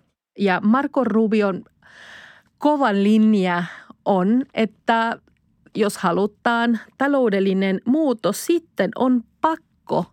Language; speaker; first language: Finnish; non-native, fluent; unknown